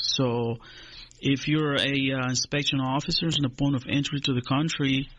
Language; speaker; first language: English; non-native, fluent; Spanish